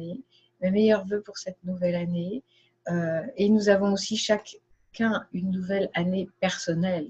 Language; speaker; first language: French; native; French